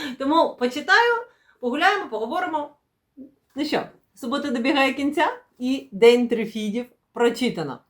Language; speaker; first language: Ukrainian; non-native, local second language; Russian